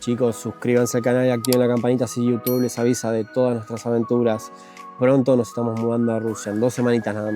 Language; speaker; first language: Spanish; native; Spanish